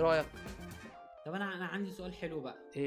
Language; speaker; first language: Arabic; native; Arabic